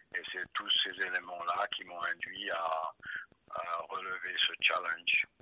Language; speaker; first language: French; native; French